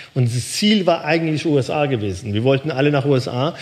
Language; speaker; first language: German; early bilingual, other home language; Persian